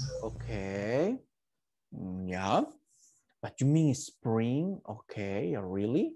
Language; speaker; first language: English; non-native, fluent; Spanish